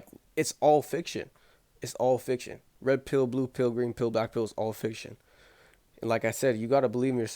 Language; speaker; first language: English; native; English